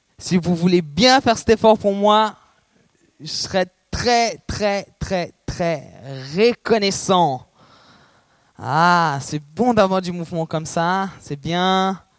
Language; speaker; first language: French; non-native, fluent; Portuguese